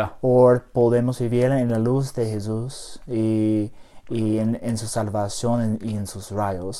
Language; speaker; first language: Spanish; non-native, learner; English